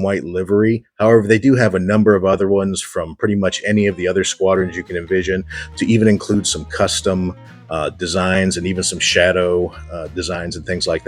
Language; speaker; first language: English; native; English